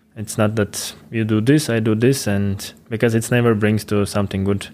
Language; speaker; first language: English; non-native, fluent; Latvian